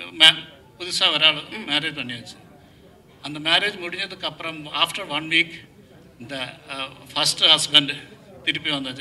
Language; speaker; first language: Tamil; non-native, learner; Malayalam